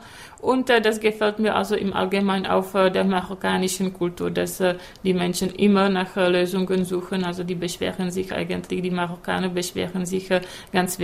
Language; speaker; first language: German; non-native, fluent; Czech